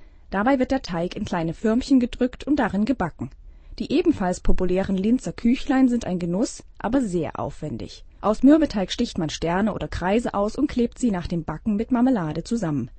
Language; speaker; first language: German; native; German